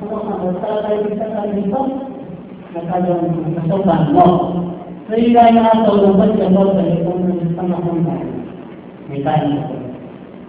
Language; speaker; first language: Japanese; native; Japanese